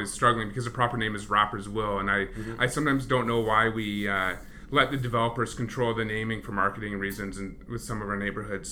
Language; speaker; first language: English; native; English